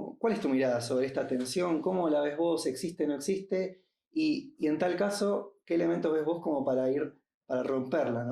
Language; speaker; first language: Spanish; native; Spanish